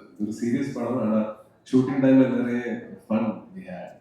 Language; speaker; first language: Tamil; non-native, learner; Malayalam